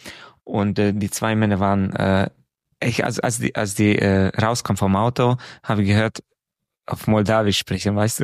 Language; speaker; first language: German; non-native, fluent; Romanian